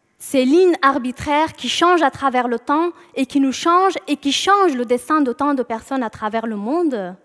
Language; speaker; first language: French; non-native, fluent; Persian